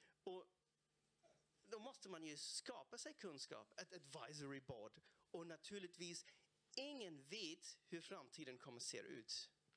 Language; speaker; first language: Swedish; non-native, fluent; German